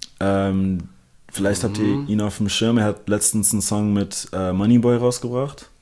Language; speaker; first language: German; early bilingual, other home language; English